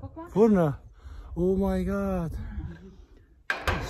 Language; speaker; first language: German; non-native, learner; Persian